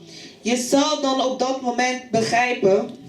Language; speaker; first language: Dutch; non-native, fluent; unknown